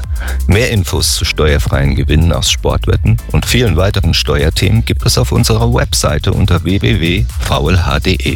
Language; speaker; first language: German; native; German